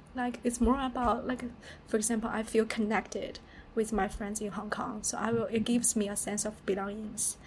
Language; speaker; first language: English; non-native, fluent; Chinese